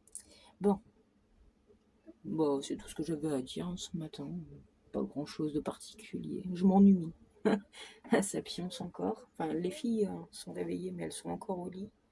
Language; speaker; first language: French; native; French